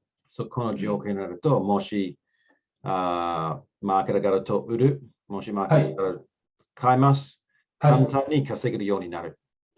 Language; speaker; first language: Japanese; non-native, learner; English